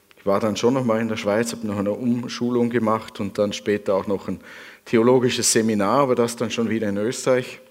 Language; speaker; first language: German; native; German